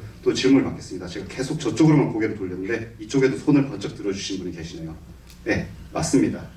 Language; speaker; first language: Korean; native; Korean